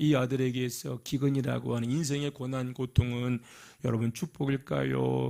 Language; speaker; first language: Korean; native; Korean